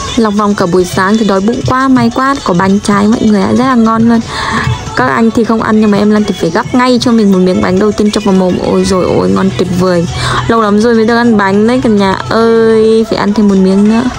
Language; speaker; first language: Vietnamese; non-native, local second language; Hmong